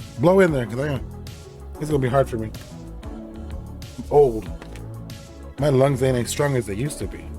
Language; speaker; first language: English; native; English